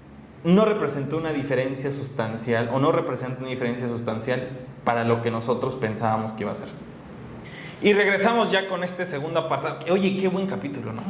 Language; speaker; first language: Spanish; native; Spanish